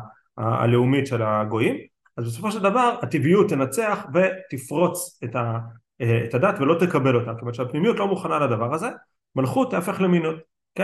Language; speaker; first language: Hebrew; native; Hebrew